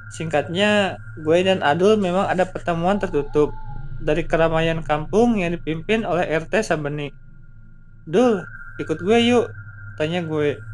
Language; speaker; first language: Indonesian; native; Indonesian